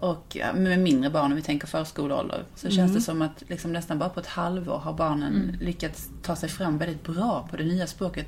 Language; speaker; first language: Swedish; native; Swedish